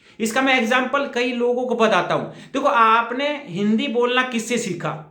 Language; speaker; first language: Hindi; native; Hindi